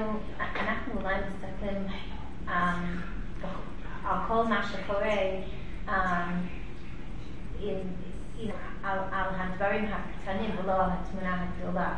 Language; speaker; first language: Hebrew; non-native, learner; English